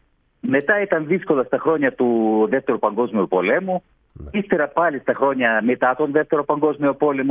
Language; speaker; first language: Greek; early bilingual, heritage; Greek